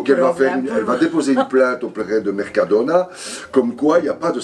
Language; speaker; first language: French; non-native, fluent; Italian